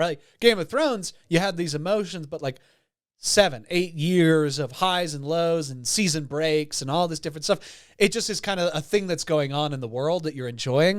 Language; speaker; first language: English; native; English